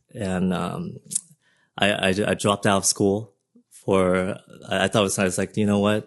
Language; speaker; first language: English; early bilingual, other home language; Vietnamese